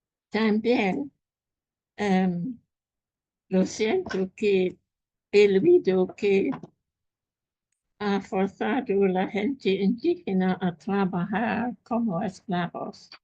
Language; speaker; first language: Spanish; non-native, fluent; English